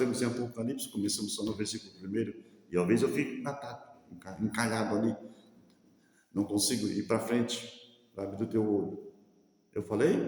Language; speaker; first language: Portuguese; native; Portuguese